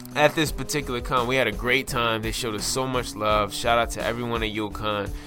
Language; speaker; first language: English; native; English